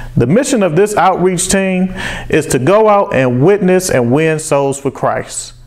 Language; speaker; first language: English; native; English